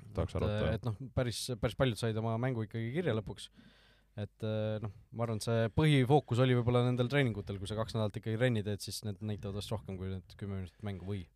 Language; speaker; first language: Estonian; native; Estonian